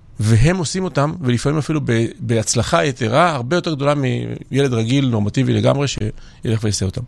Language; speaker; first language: Hebrew; early bilingual, other home language; Georgian